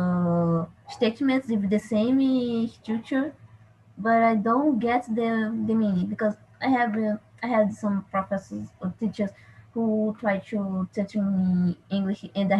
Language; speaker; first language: English; non-native, learner; Portuguese